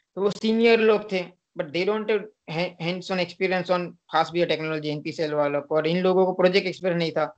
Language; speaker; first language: Hindi; non-native, local second language; Gujarati